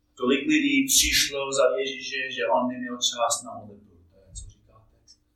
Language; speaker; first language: Czech; non-native, fluent; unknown